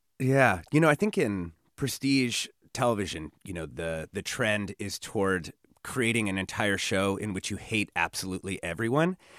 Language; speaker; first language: English; native; English